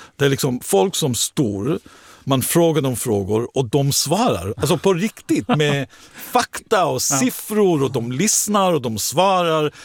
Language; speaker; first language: Swedish; non-native, fluent; Hebrew